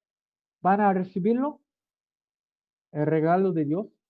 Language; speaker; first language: Spanish; non-native, learner; Korean